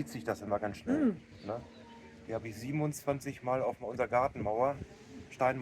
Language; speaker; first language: German; native; German